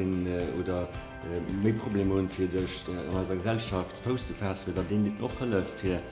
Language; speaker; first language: German; non-native, local second language; Luxembourgish